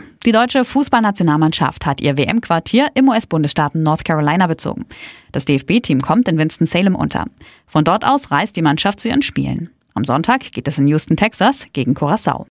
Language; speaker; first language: German; native; German